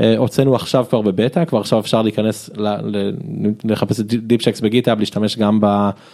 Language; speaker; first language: Hebrew; early bilingual, other home language; English